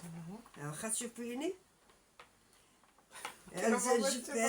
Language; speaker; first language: Arabic; native; Arabic